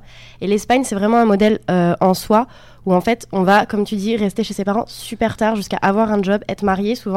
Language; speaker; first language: French; native; French